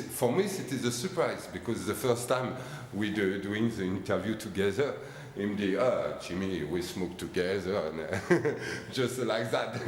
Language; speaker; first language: English; non-native, learner; French